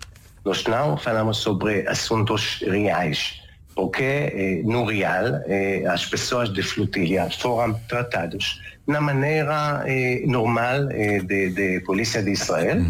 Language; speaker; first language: Portuguese; non-native, learner; Hebrew